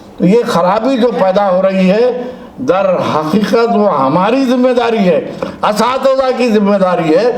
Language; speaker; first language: Urdu; native; Urdu